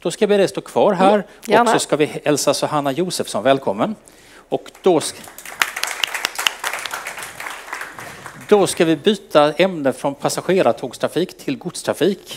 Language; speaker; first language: Swedish; native; Swedish